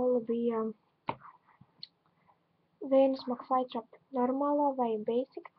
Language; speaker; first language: Latvian; non-native, local second language; Russian